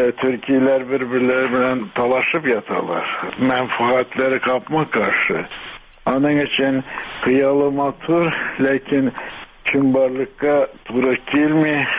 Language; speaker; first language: Tatar; early bilingual, heritage; Tatar